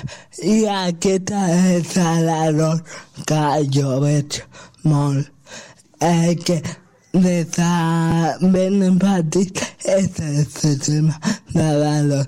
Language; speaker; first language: Catalan; non-native, local second language; Spanish